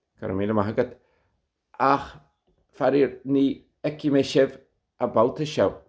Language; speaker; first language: Irish; native; Irish